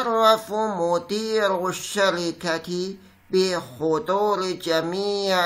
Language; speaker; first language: Arabic; non-native, fluent; Chinese